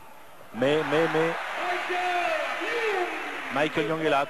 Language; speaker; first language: French; native; French